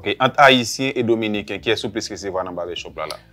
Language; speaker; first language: French; non-native, local second language; Haitian Creole